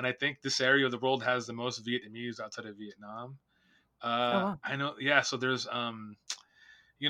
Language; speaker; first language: English; native; English